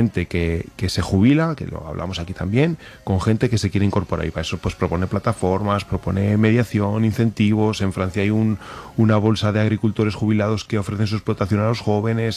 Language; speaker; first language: Spanish; native; Spanish